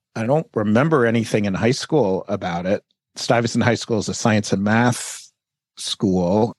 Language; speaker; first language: English; native; English